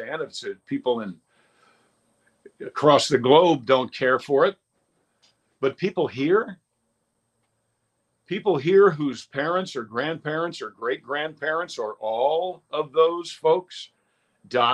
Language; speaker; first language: English; native; English